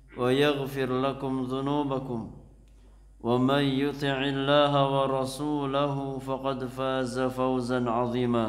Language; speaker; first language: Arabic; non-native, fluent; Indonesian